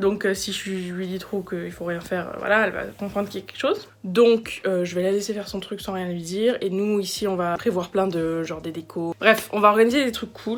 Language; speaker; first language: French; native; French